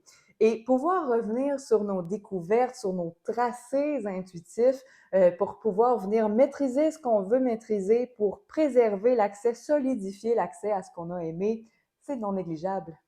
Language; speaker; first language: French; native; French